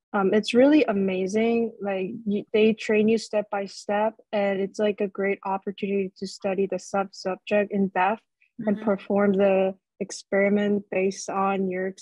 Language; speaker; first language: English; non-native, fluent; Korean